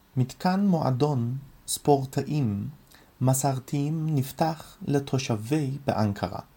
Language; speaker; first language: Hebrew; non-native, fluent; Turkish